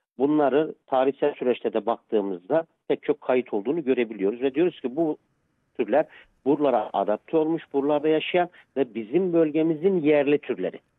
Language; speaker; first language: Turkish; native; Turkish